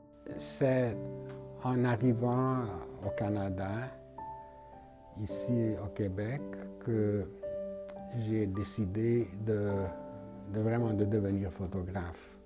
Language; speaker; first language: French; non-native, fluent; Hungarian